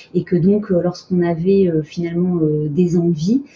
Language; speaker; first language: French; native; French